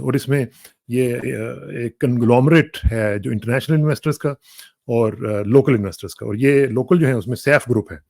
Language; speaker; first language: Urdu; native; Urdu